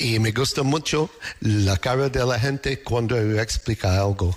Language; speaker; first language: Spanish; non-native, learner; English